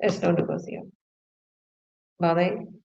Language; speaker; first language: Spanish; non-native, learner; English